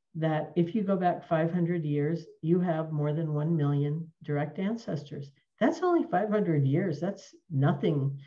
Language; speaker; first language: English; native; English